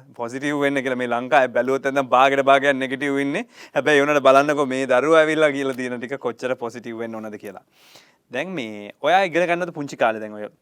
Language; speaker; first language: Sinhala; native; Sinhala